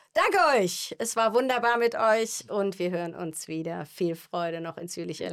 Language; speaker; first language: German; native; German